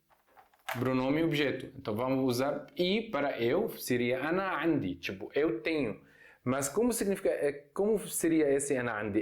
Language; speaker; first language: Portuguese; non-native, fluent; Arabic